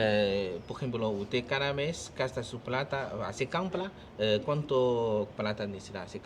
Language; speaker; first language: Spanish; non-native, learner; Chinese